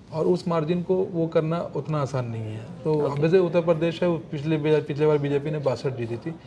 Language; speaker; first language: Hindi; native; Hindi